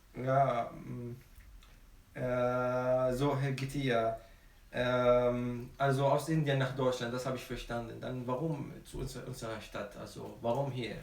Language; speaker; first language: German; non-native, fluent; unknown